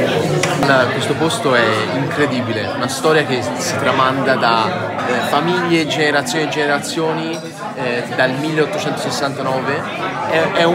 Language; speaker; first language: Italian; native; Italian